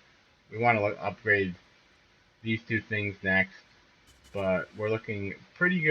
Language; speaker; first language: English; native; English